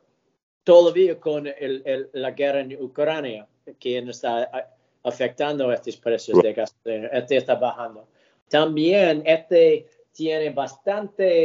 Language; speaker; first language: Spanish; early bilingual, heritage; English